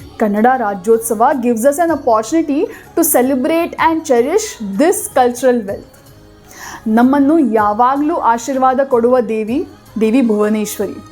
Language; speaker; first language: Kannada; non-native, local second language; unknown